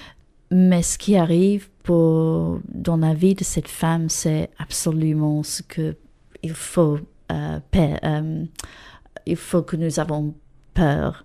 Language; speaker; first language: French; non-native, fluent; English